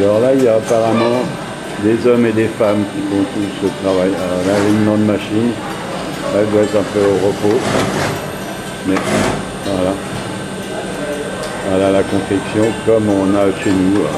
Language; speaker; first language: French; native; French